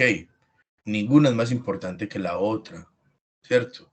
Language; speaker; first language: Spanish; native; Spanish